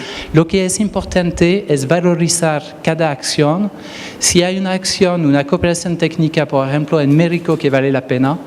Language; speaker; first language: Spanish; non-native, fluent; French